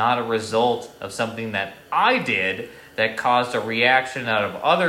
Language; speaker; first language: English; native; English